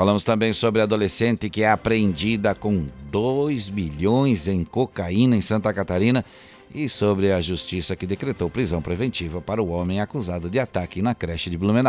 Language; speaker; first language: Portuguese; native; Portuguese